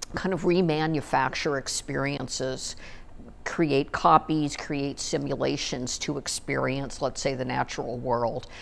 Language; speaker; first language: English; native; English